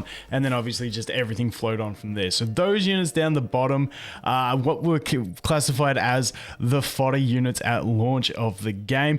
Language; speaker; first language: English; native; English